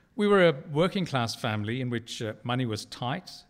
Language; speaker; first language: English; native; English